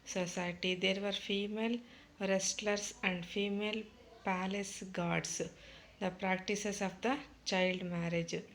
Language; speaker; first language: English; non-native, local second language; Kannada